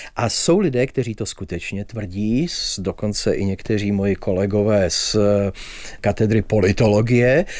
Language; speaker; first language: Czech; native; Czech